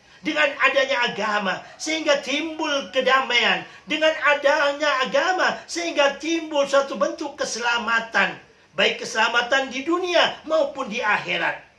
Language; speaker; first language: Indonesian; native; Indonesian